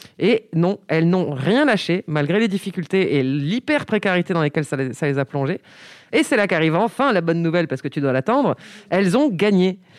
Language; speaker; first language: French; native; French